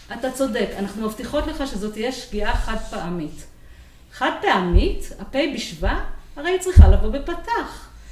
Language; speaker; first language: Hebrew; native; Hebrew